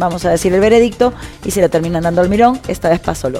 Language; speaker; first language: Spanish; native; Spanish